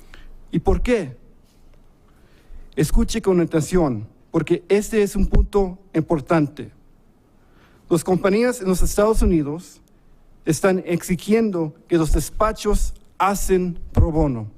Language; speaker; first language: Spanish; early bilingual, heritage; English